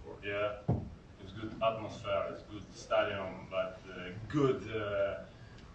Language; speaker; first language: English; non-native, learner; Ukrainian